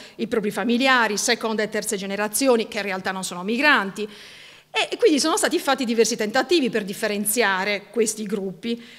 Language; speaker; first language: Italian; native; Italian